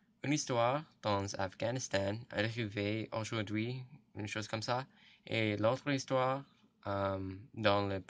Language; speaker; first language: French; non-native, learner; English